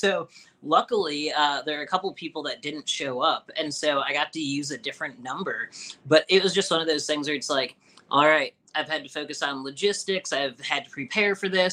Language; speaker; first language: English; native; English